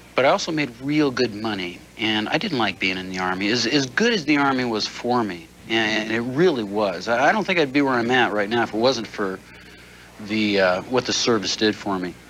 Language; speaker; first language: English; native; English